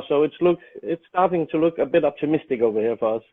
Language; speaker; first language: English; non-native, fluent; Danish